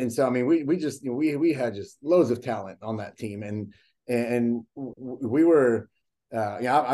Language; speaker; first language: English; early bilingual, other home language; Spanish